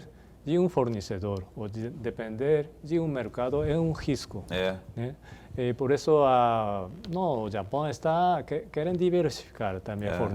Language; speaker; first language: Portuguese; non-native, fluent; Japanese